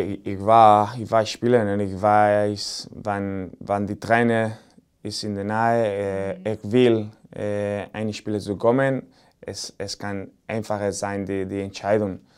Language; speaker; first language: German; non-native, learner; Spanish